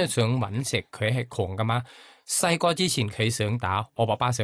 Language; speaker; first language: Cantonese; non-native, learner; Thai